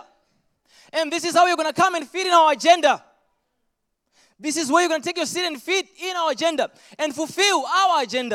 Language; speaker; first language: English; non-native, local second language; Shona